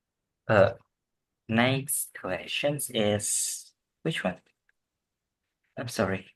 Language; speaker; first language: English; non-native, learner; Indonesian